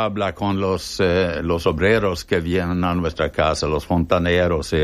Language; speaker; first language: Spanish; non-native, fluent; Swedish